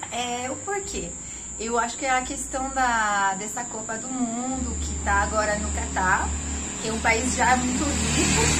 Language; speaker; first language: Portuguese; non-native, fluent; French